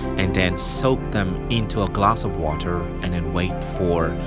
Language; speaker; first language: English; non-native, fluent; Balinese